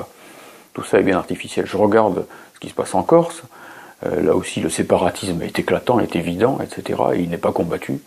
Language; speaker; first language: French; native; French